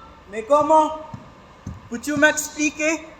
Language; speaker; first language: French; non-native, learner; Arabic